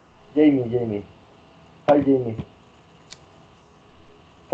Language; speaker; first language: English; non-native, learner; Spanish